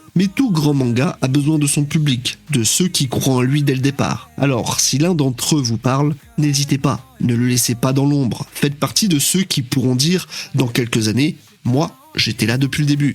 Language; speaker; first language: French; native; French